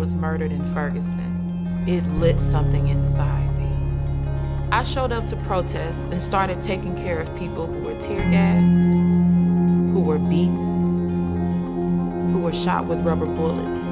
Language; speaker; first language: English; native; English